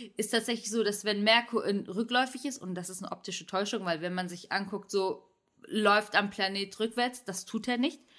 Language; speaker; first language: German; early bilingual, other home language; Turkish